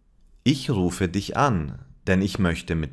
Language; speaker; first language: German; non-native, fluent; English